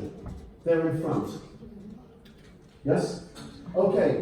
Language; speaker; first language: English; native; English